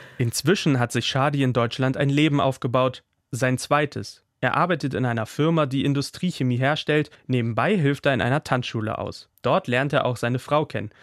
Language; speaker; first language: German; native; German